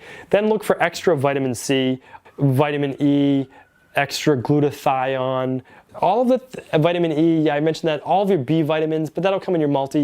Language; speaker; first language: English; native; English